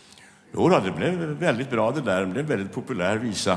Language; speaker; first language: Swedish; native; Swedish